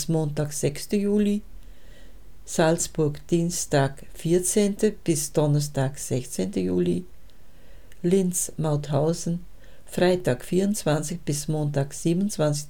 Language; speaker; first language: German; native; German